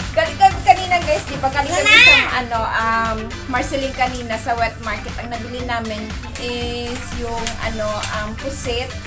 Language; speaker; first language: Filipino; native; Filipino